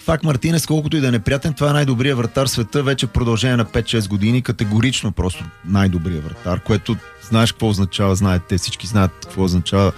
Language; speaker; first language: Bulgarian; native; Bulgarian